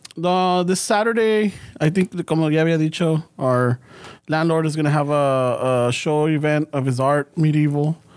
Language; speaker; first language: English; early bilingual, other home language; Spanish